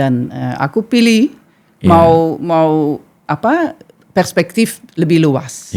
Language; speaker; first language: Indonesian; non-native, fluent; Dutch